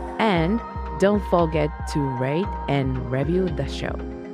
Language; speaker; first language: English; non-native, learner; Japanese